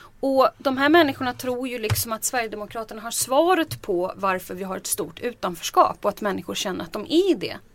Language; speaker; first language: Swedish; native; Swedish